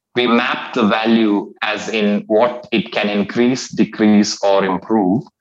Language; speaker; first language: English; non-native, local second language; Malayalam